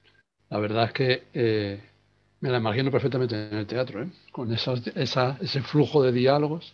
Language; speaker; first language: Spanish; native; Spanish